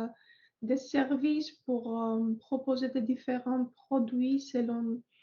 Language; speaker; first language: French; non-native, fluent; Greek